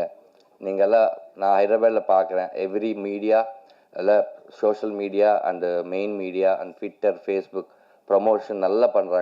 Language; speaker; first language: Tamil; non-native, learner; Telugu